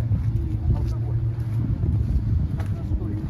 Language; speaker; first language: Russian; native; Russian